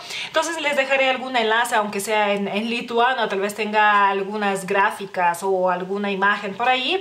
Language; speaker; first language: Spanish; non-native, fluent; Lithuanian